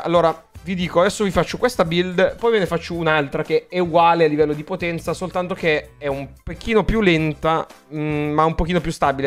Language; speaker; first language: Italian; native; Italian